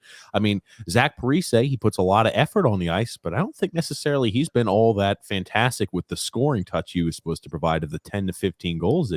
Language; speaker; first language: English; native; English